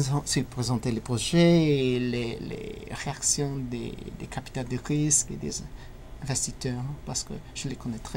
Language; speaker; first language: French; non-native, learner; English